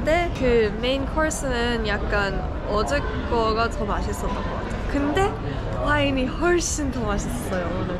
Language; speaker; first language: Korean; early bilingual, heritage; English